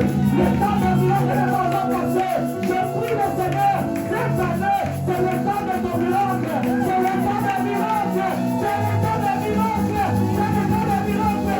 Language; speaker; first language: French; non-native, local second language; Lingala